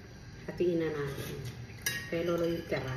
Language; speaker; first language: Hebrew; non-native, learner; Filipino